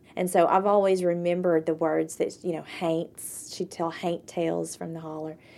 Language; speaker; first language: English; native; English